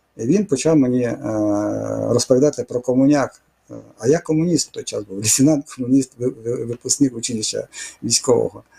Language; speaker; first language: Ukrainian; non-native, fluent; Russian